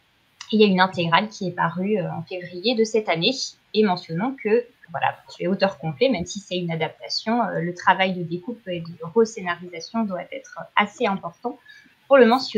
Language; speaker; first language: French; native; French